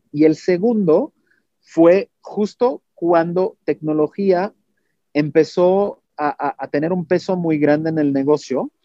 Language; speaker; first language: Spanish; non-native, fluent; Portuguese